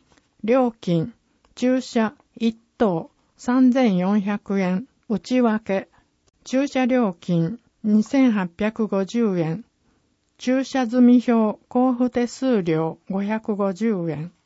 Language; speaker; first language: Japanese; native; Japanese